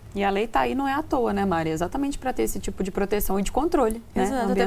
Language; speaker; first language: Portuguese; native; Portuguese